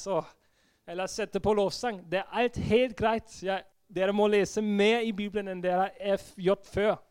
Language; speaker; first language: Norwegian; non-native, fluent; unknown